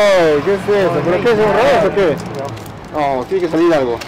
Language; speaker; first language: Spanish; native; Spanish